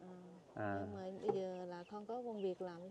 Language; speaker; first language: Vietnamese; non-native, local second language; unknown